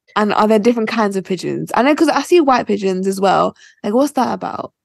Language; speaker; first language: English; native; English